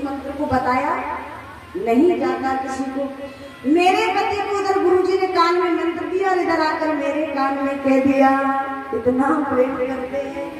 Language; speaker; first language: Hindi; native; Hindi